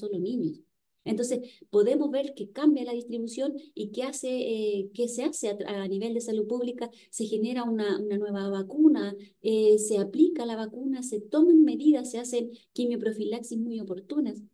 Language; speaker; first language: Spanish; native; Spanish